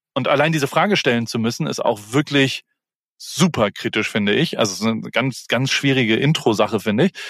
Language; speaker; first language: German; native; German